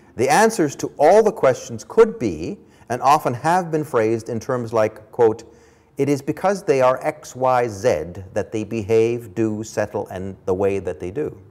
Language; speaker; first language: English; early bilingual, other home language; German